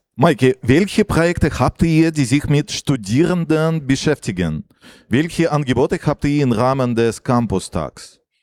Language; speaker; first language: German; non-native, fluent; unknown